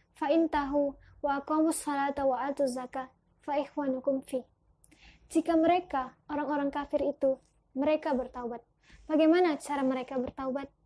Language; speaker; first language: Indonesian; early bilingual, heritage; Indonesian